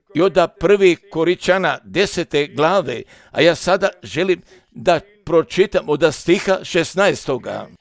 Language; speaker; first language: Croatian; early bilingual, heritage; Croatian